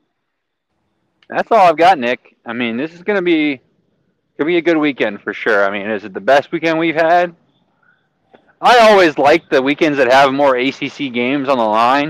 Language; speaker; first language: English; native; English